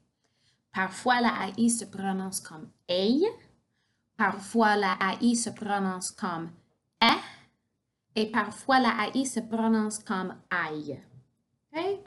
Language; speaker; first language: French; non-native, fluent; English